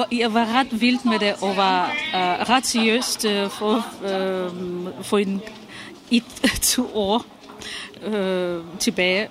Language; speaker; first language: Danish; non-native, fluent; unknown